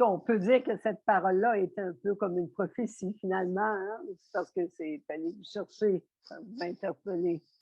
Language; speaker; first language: French; native; French